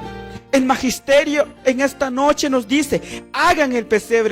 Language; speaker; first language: Spanish; native; Spanish